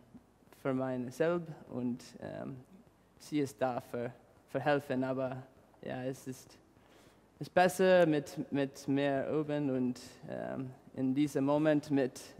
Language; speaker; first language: German; non-native, learner; English